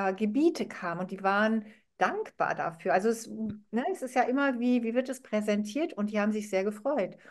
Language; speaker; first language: German; non-native, fluent; Arabic